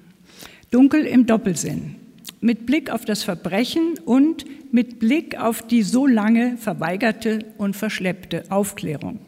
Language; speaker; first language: German; native; German